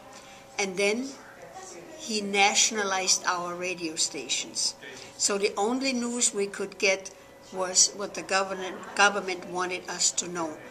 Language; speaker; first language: English; non-native, fluent; German